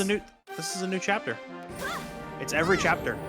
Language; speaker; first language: English; native; English